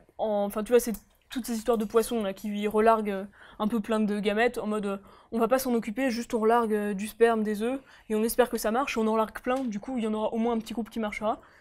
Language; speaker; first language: French; native; French